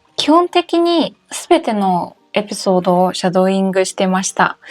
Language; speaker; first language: Japanese; non-native, fluent; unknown